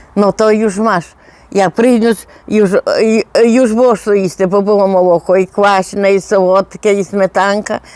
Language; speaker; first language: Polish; non-native, local second language; Rusyn